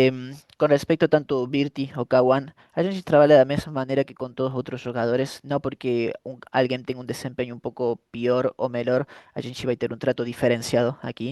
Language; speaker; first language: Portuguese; non-native, fluent; Spanish